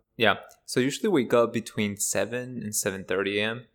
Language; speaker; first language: English; early bilingual, other home language; Spanish